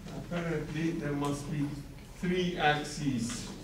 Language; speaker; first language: English; non-native, fluent; Turkish